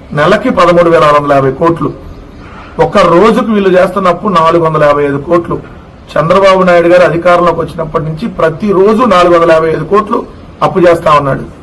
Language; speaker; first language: Telugu; native; Telugu